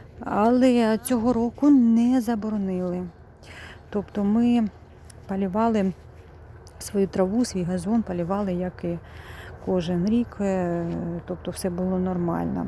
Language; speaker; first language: Ukrainian; native; Ukrainian